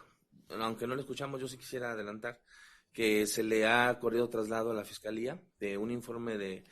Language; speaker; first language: Spanish; native; Spanish